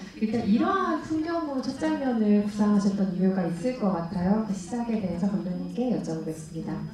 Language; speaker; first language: Korean; native; Korean